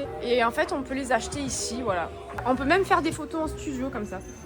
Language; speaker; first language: French; native; French